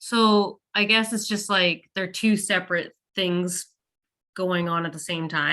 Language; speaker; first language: English; native; English